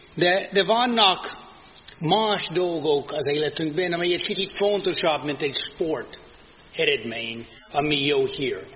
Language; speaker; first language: Hungarian; non-native, fluent; English